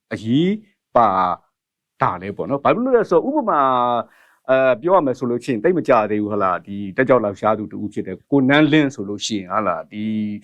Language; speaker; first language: Burmese; native; Burmese